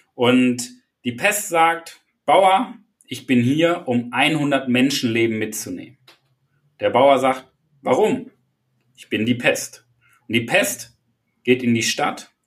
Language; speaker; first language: German; native; German